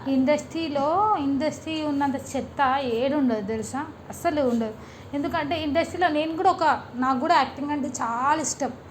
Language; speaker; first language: Telugu; native; Telugu